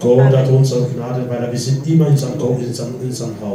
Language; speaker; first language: German; non-native, learner; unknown